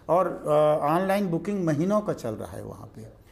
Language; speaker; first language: Hindi; native; Hindi